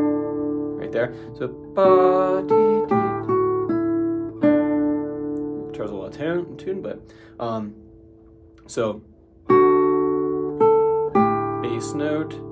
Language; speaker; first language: English; native; English